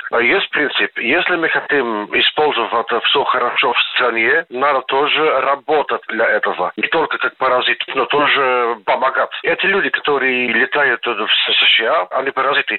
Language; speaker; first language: Russian; non-native, fluent; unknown